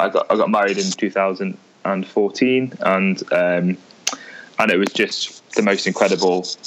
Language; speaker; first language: English; native; English